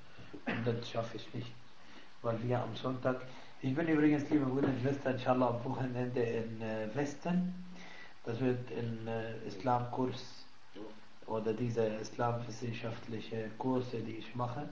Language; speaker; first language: German; non-native, fluent; Arabic